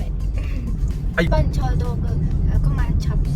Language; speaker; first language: Korean; non-native, learner; Vietnamese